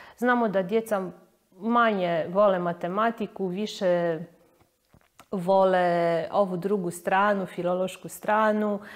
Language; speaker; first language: Croatian; early bilingual, heritage; Croatian